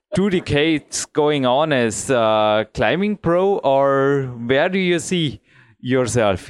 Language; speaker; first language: English; non-native, fluent; German